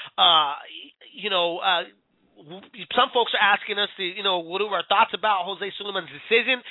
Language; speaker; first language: English; early bilingual, other home language; Spanish